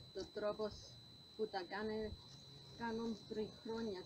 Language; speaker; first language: Greek; early bilingual, heritage; Greek